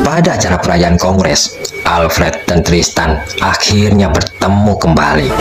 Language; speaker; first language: Indonesian; native; Indonesian